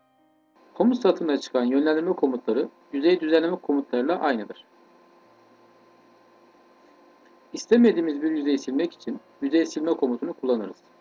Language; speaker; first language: Turkish; native; Turkish